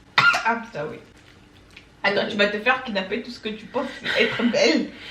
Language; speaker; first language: French; native; French